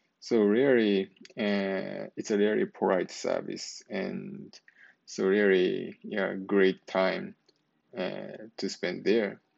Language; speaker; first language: English; non-native, learner; Japanese